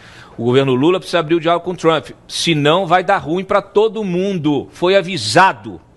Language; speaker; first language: Portuguese; native; Portuguese